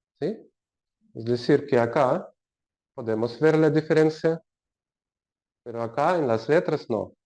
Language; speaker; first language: Spanish; non-native, learner; Russian